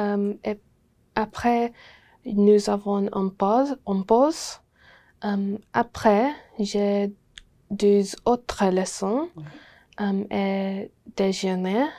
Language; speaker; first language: French; non-native, learner; English